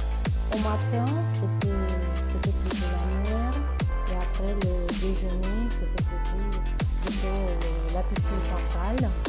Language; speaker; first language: French; non-native, learner; Russian